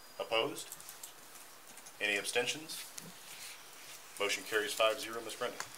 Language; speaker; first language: English; native; English